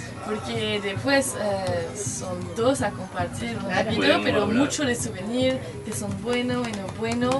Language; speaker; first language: Spanish; non-native, learner; French